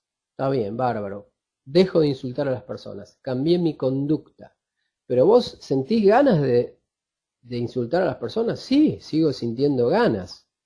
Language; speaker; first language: Spanish; native; Spanish